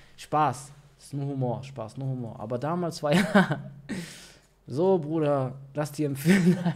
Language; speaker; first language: German; early bilingual, other home language; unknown